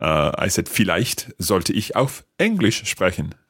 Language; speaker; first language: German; non-native, learner; English